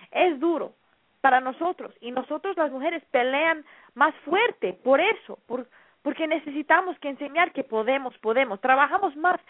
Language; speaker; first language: Spanish; early bilingual, heritage; Spanish